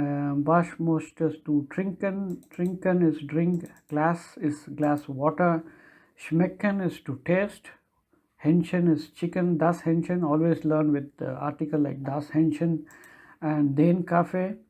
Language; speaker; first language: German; non-native, learner; Tamil